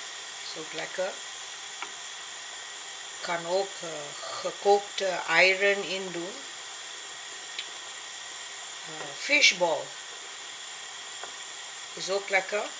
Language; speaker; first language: Dutch; non-native, learner; Malay